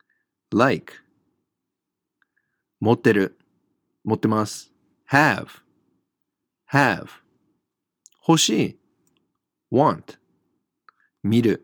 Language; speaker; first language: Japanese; non-native, fluent; English